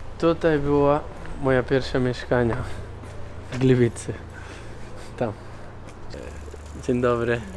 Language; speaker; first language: Polish; non-native, learner; Spanish